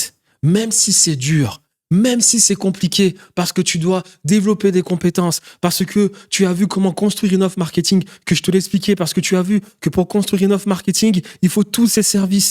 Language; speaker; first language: French; native; French